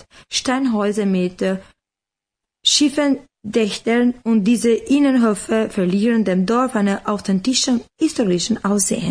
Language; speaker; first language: German; non-native, learner; Albanian